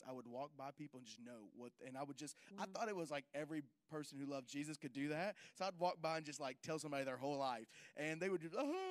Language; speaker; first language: English; native; English